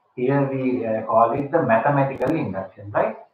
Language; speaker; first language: English; non-native, local second language; Sinhala